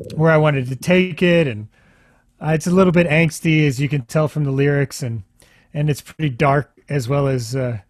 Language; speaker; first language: English; native; English